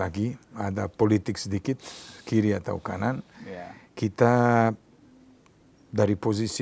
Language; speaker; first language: Indonesian; non-native, learner; Serbian